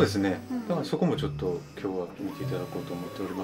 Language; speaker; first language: Japanese; native; Japanese